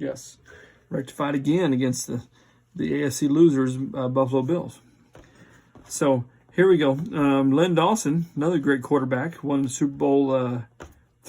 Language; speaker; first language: English; native; English